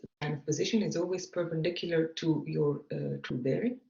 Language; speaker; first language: English; non-native, fluent; Dutch